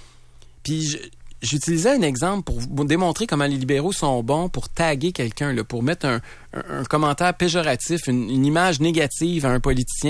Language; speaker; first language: French; native; French